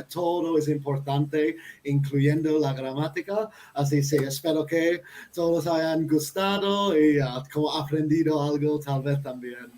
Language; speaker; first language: Spanish; non-native, fluent; English